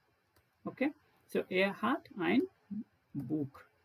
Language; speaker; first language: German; non-native, fluent; Hindi